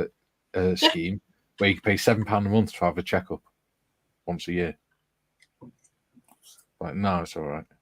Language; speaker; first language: English; native; English